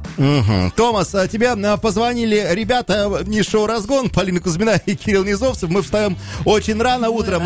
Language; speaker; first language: Russian; native; Russian